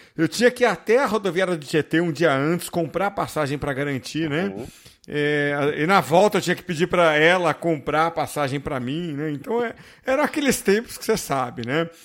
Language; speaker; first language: Portuguese; native; Portuguese